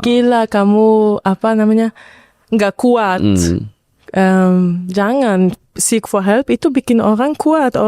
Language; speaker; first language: Indonesian; early bilingual, heritage; Indonesian